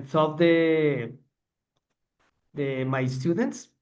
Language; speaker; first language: English; non-native, learner; Spanish